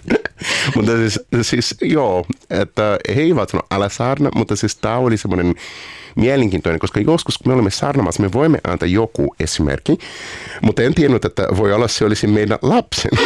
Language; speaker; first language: Finnish; non-native, fluent; Portuguese